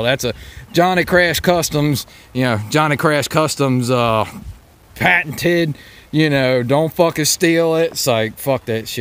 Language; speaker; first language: English; native; English